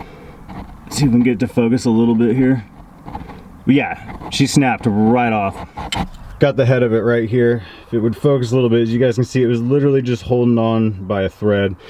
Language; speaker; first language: English; native; English